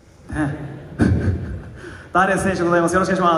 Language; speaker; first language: Japanese; native; Japanese